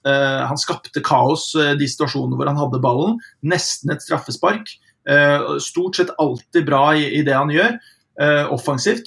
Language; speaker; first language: Norwegian; early bilingual, heritage; Norwegian